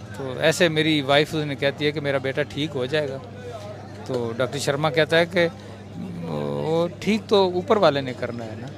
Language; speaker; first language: Urdu; non-native, local second language; Punjabi